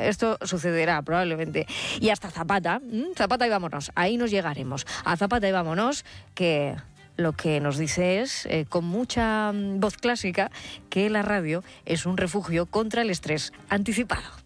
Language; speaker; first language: Spanish; native; Spanish